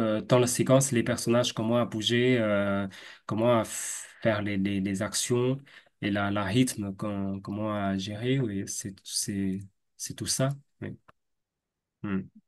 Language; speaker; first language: French; non-native, fluent; Chinese